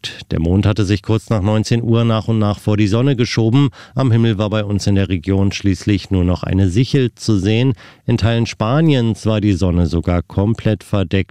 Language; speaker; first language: German; native; German